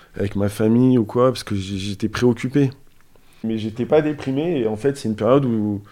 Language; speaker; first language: French; native; French